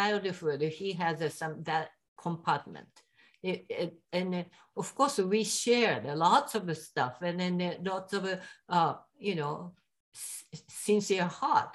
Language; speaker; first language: English; non-native, fluent; Japanese